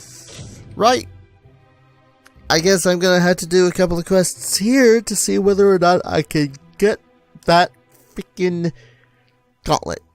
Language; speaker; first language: English; native; English